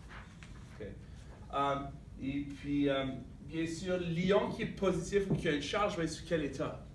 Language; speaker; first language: French; native; French